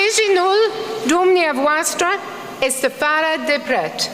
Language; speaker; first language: Romanian; non-native, learner; English